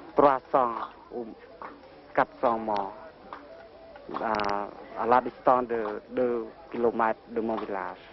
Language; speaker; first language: French; non-native, local second language; Khmer